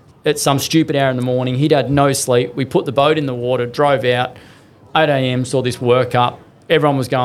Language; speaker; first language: English; native; English